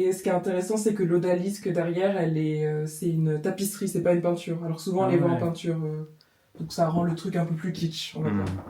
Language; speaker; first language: French; native; French